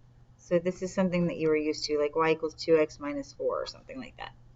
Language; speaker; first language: English; native; English